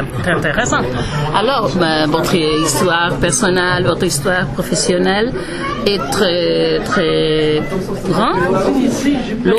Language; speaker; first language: French; non-native, learner; Spanish